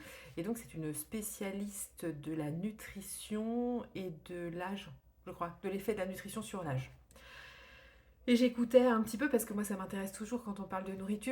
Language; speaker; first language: French; native; French